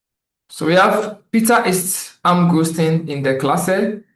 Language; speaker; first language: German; non-native, learner; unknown